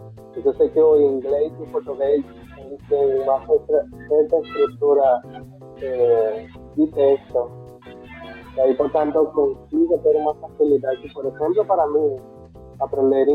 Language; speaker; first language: Portuguese; non-native, fluent; Spanish